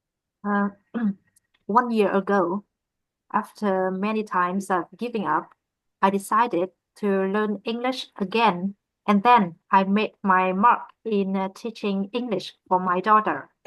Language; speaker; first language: English; non-native, learner; Vietnamese